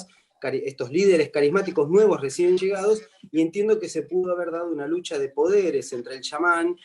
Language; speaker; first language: Spanish; native; Spanish